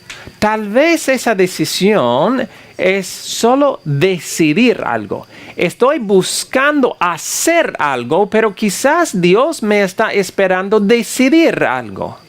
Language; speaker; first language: Spanish; non-native, fluent; English